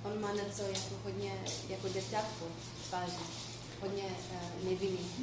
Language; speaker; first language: Czech; non-native, fluent; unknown